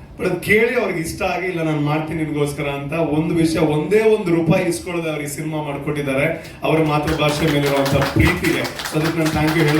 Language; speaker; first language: Kannada; non-native, local second language; Tulu